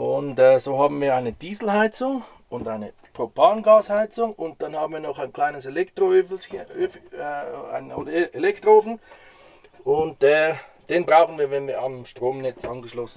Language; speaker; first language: German; native; German